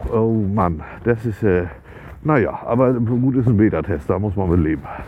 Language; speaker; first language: German; native; German